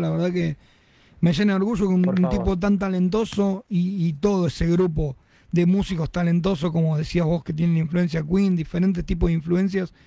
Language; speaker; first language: Spanish; native; Spanish